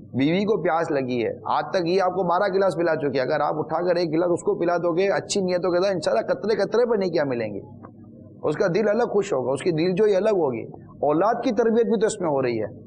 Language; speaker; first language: Urdu; native; Urdu